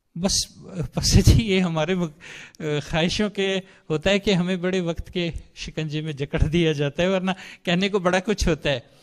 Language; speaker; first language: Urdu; non-native, local second language; Punjabi